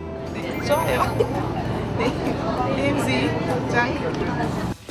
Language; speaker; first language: Korean; non-native, learner; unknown